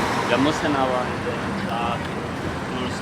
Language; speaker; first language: German; non-native, learner; Spanish